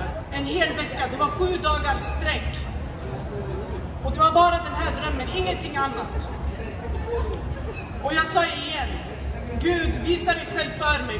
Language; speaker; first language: Swedish; non-native, fluent; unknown